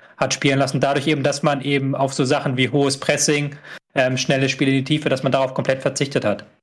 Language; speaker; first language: German; non-native, fluent; English